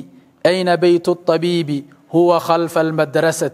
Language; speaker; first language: Arabic; non-native, fluent; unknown